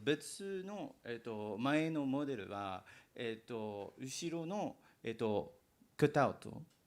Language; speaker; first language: Japanese; non-native, learner; English